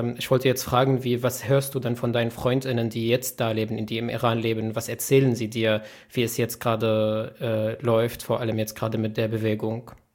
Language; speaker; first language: German; native; German